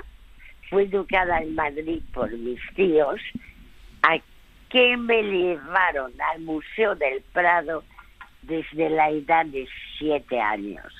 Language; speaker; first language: Spanish; early bilingual, other home language; French